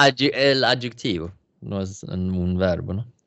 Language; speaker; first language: Spanish; non-native, learner; Swedish